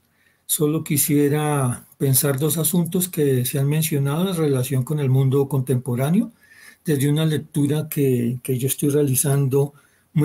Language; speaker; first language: Spanish; native; Spanish